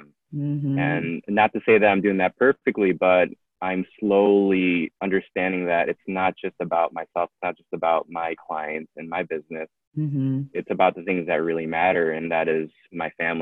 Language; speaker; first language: English; native; English